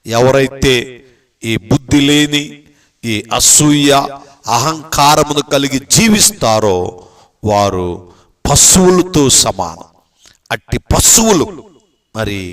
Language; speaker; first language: Telugu; native; Telugu